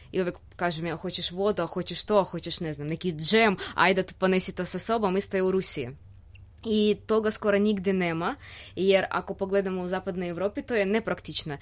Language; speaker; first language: Serbian; non-native, fluent; Russian